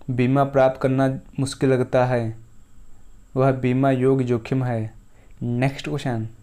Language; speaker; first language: Hindi; native; Hindi